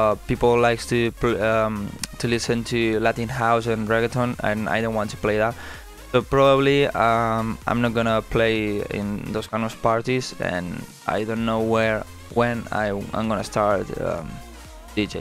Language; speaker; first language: English; non-native, fluent; Spanish